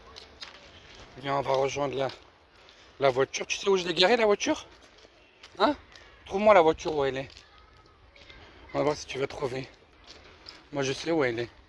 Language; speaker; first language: French; native; French